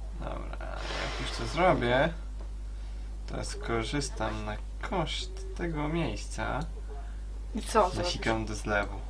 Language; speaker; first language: Polish; native; Polish